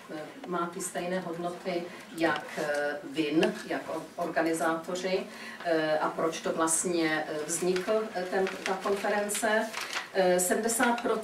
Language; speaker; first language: Czech; early bilingual, heritage; Czech